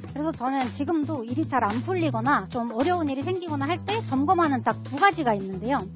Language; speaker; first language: Korean; non-native, fluent; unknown